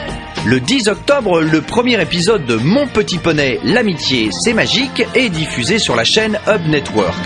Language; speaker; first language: French; native; French